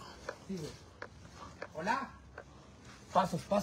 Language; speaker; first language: Spanish; native; Spanish